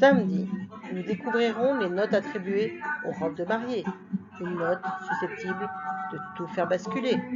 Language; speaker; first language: French; native; French